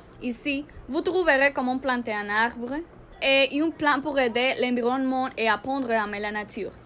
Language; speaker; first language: French; non-native, learner; Spanish